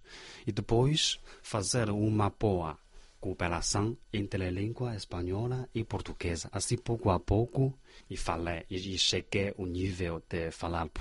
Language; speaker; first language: Portuguese; non-native, fluent; Chinese